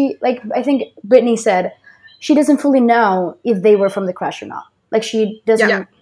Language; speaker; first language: English; non-native, fluent; Spanish